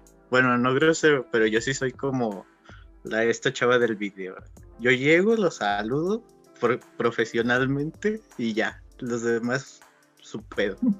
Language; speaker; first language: Spanish; native; Spanish